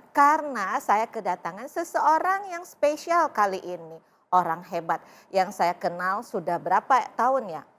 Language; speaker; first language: Indonesian; native; Indonesian